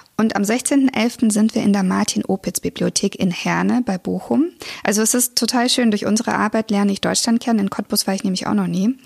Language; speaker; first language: German; early bilingual, other home language; Russian